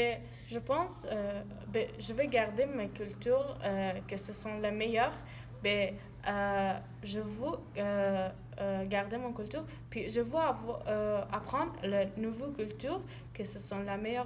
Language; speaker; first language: French; non-native, learner; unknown